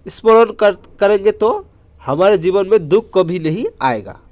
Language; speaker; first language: Hindi; non-native, local second language; Assamese